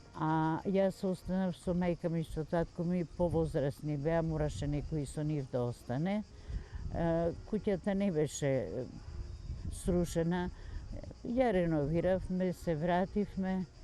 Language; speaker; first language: Macedonian; native; Macedonian